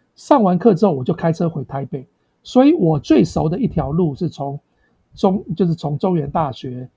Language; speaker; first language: Chinese; native; Chinese